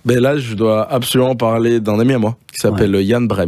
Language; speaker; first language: French; native; French